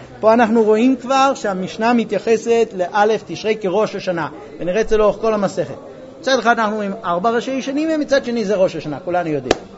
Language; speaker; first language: Hebrew; non-native, fluent; English